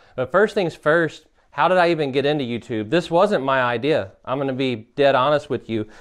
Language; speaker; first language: English; native; English